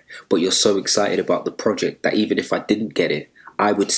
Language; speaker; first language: English; native; English